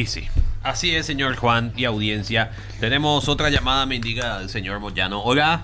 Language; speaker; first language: Spanish; native; Spanish